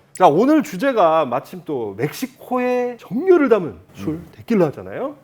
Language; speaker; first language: Korean; native; Korean